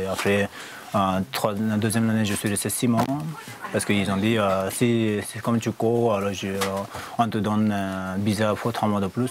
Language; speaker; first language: French; non-native, fluent; Sherpa